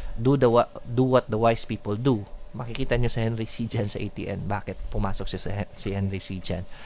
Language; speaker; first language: Filipino; non-native, local second language; Cebuano